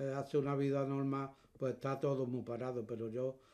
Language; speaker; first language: Spanish; native; Spanish